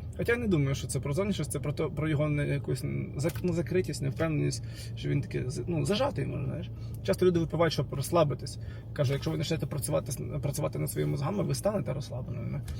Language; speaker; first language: Ukrainian; non-native, local second language; Russian